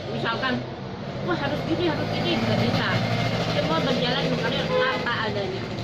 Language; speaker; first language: Indonesian; non-native, local second language; Sundanese